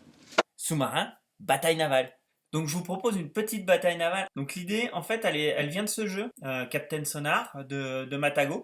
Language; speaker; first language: French; native; French